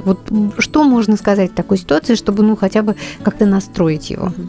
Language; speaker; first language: Russian; native; Russian